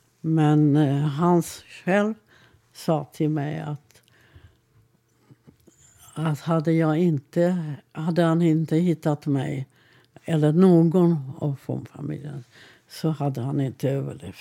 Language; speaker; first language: Swedish; non-native, fluent; Hungarian